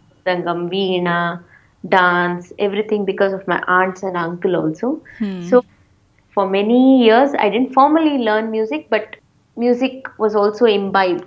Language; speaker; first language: English; non-native, local second language; Tamil